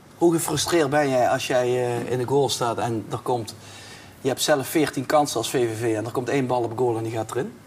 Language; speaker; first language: Dutch; native; Dutch